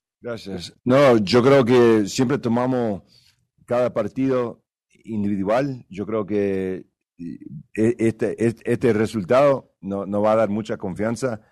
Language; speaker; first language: Spanish; early bilingual, other home language; English